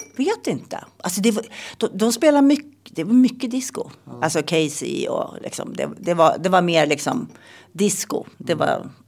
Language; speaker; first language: Swedish; native; Swedish